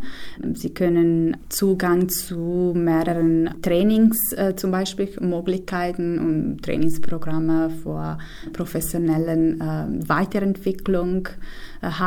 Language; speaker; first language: German; non-native, fluent; Italian